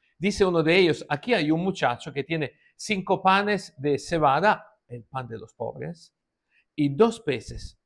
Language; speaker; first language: Spanish; non-native, fluent; Italian